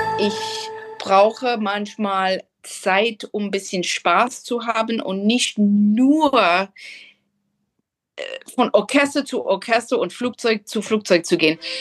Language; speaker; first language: German; non-native, fluent; English